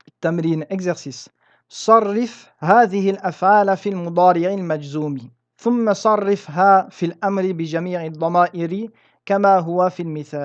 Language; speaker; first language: Arabic; non-native, fluent; French